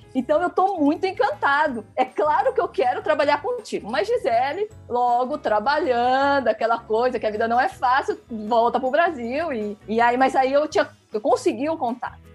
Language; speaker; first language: Portuguese; native; Portuguese